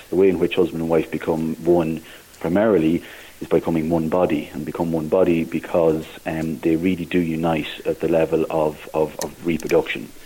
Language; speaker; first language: English; native; English